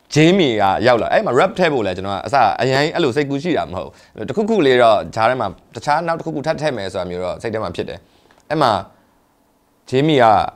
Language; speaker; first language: Burmese; native; Burmese